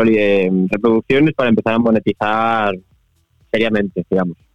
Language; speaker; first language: Spanish; native; Spanish